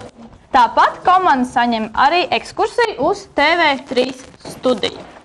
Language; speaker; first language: Latvian; native; Latvian